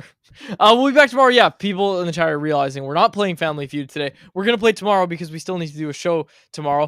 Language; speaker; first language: English; native; English